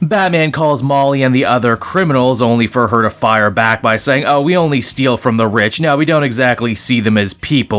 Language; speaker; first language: English; native; English